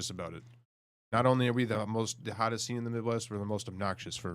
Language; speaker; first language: English; native; English